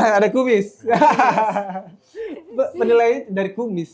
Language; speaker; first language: Indonesian; native; Indonesian